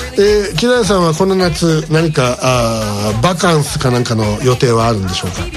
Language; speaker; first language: Japanese; native; Japanese